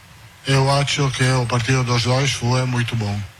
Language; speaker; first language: Portuguese; non-native, fluent; Italian